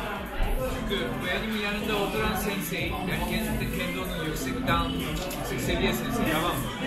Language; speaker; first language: Turkish; non-native, fluent; Japanese